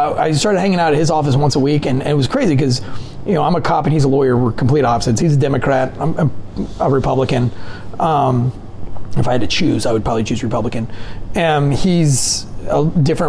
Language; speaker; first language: English; native; English